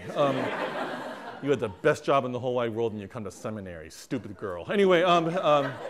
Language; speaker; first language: English; native; English